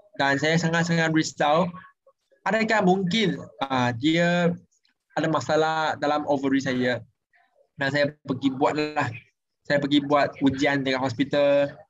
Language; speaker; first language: Malay; non-native, local second language; Chinese